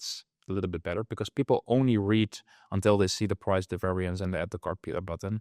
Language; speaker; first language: English; non-native, fluent; Dutch